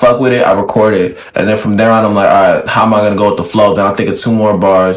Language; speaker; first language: English; early bilingual, other home language; French